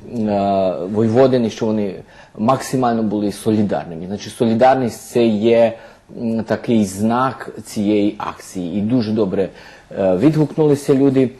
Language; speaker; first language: Ukrainian; early bilingual, heritage; Ukrainian